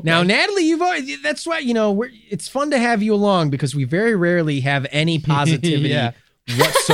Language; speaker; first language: English; native; English